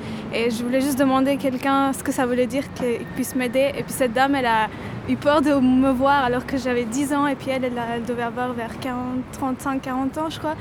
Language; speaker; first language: French; early bilingual, other home language; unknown